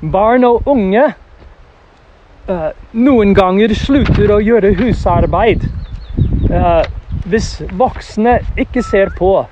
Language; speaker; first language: Norwegian; non-native, fluent; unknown